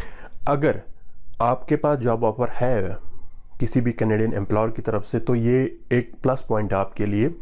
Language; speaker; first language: Hindi; native; Hindi